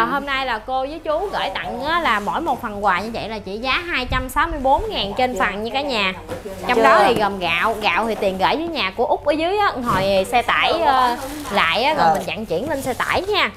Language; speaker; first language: Vietnamese; native; Vietnamese